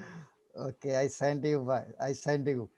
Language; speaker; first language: English; non-native, local second language; Bangla